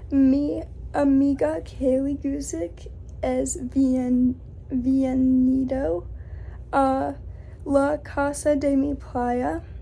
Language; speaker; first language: Spanish; non-native, learner; English